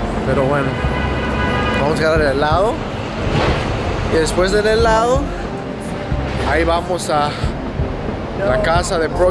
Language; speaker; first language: Spanish; early bilingual, heritage; Spanish